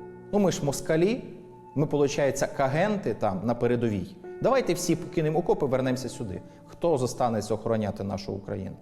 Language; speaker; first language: Ukrainian; native; Ukrainian